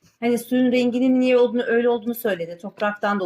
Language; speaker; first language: Turkish; native; Turkish